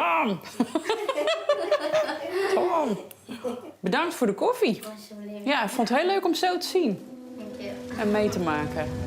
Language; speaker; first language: Dutch; native; Dutch